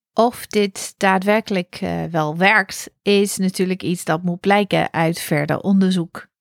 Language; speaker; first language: Dutch; non-native, fluent; English